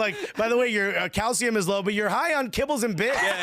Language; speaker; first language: English; native; English